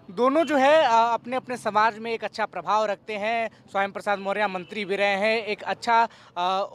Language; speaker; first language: Hindi; native; Hindi